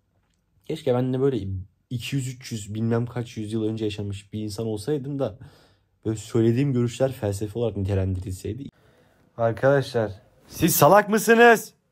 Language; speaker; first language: Turkish; native; Turkish